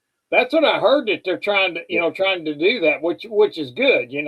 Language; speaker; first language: English; native; English